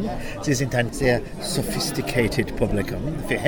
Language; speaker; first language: German; non-native, learner; English